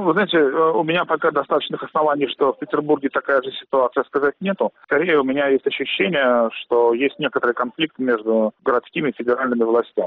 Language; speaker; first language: Russian; native; Russian